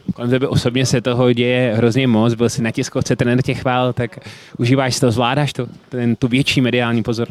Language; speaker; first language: Czech; native; Czech